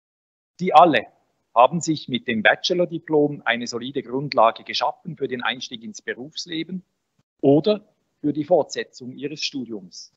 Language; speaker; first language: German; native; German